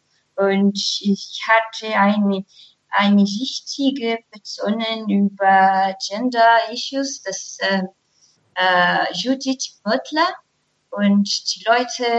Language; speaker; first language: German; non-native, learner; Portuguese